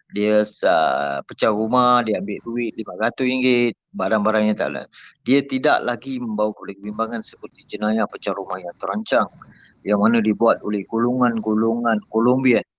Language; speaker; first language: Malay; non-native, local second language; Tamil